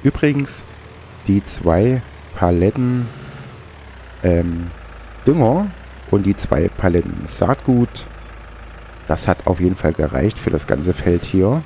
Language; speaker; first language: German; native; German